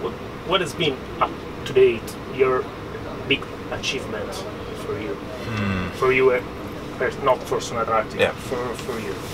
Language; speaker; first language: English; non-native, fluent; Italian